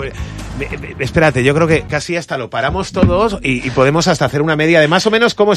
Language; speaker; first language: Spanish; native; Spanish